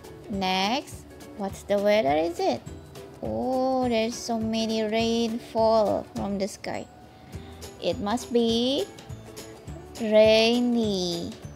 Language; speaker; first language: English; non-native, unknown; Indonesian